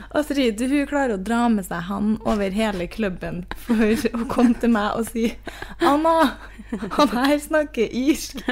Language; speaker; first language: Norwegian; native; Norwegian